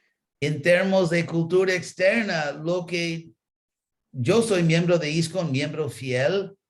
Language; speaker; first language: Spanish; non-native, fluent; English